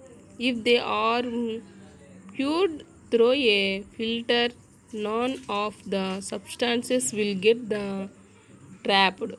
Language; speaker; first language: English; non-native, local second language; Telugu